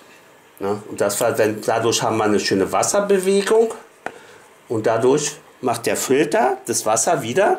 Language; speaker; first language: German; native; German